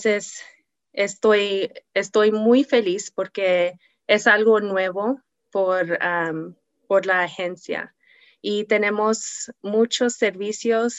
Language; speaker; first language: Spanish; non-native, learner; English